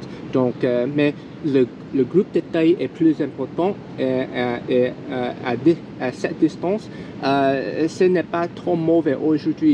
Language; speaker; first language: French; non-native, learner; English